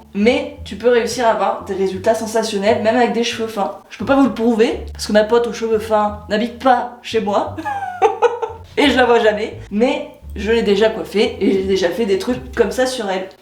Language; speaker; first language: French; native; French